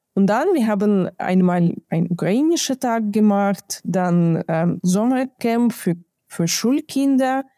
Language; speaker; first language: German; non-native, fluent; Ukrainian